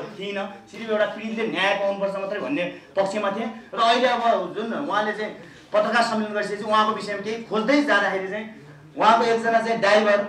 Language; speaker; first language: Nepali; native; Nepali